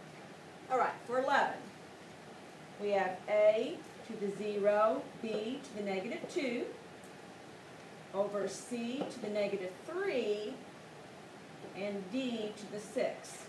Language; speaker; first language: English; native; English